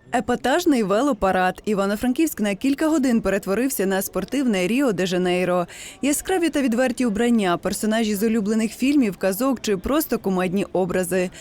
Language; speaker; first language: Ukrainian; native; Ukrainian